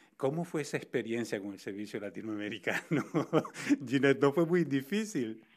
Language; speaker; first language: Spanish; native; Spanish